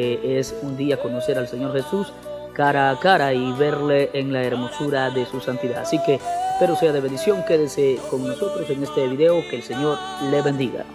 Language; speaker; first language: Spanish; native; Spanish